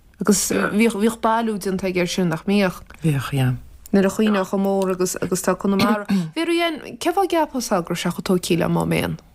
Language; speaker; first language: Irish; native; Irish